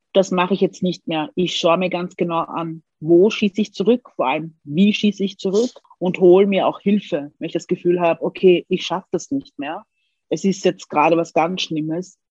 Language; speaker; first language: German; early bilingual, other home language; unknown